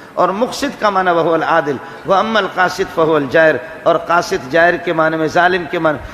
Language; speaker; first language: Urdu; non-native, local second language; Baluchi